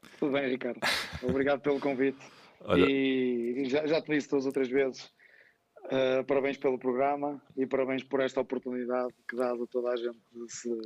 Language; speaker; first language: Portuguese; native; Portuguese